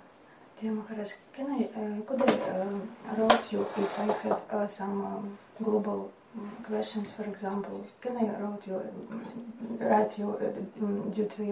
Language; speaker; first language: English; non-native, learner; Russian